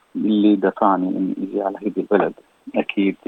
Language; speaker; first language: Arabic; native; Arabic